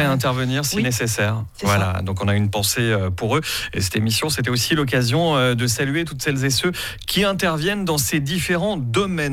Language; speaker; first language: French; native; French